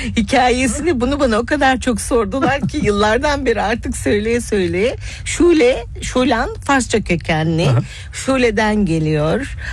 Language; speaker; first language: Turkish; native; Turkish